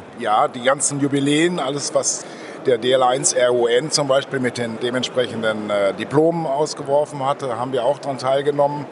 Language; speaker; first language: German; native; German